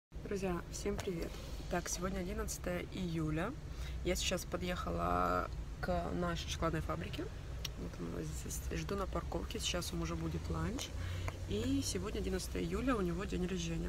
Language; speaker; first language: Russian; native; Russian